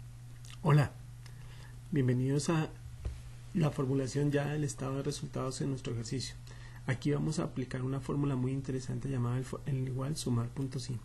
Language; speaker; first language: Spanish; native; Spanish